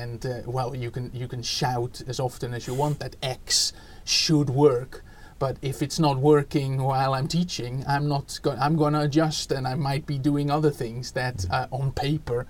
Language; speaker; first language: English; non-native, fluent; Dutch